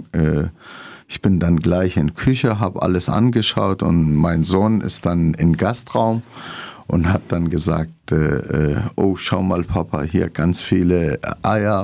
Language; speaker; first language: German; non-native, fluent; Arabic